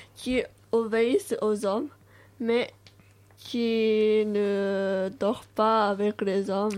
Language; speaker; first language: French; non-native, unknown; Japanese